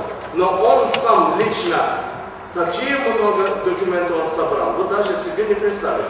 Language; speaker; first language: Russian; non-native, learner; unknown